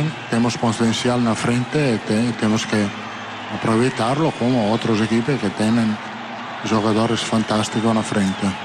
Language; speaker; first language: Portuguese; non-native, fluent; Italian